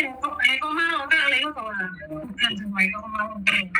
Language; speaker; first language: Cantonese; non-native, learner; Indonesian